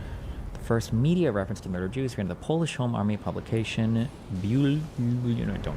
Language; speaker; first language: English; native; English